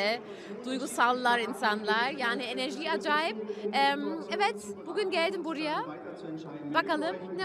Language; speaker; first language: Turkish; early bilingual, heritage; German